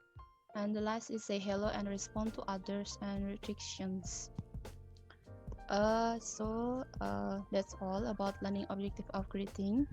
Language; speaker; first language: English; non-native, learner; Indonesian